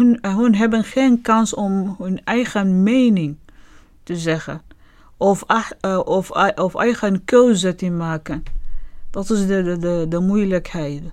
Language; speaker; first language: Dutch; non-native, learner; Arabic